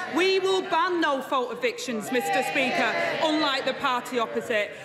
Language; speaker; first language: English; native; English